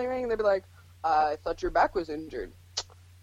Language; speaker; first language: English; native; English